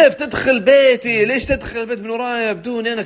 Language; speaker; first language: Arabic; native; Arabic